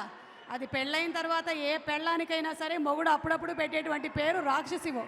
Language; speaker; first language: Telugu; native; Telugu